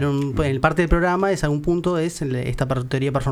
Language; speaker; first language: Spanish; native; Spanish